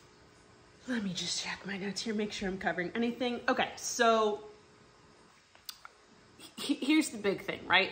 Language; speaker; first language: English; native; English